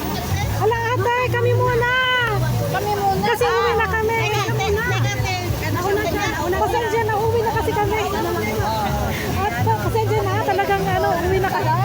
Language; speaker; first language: Filipino; non-native, local second language; Cebuano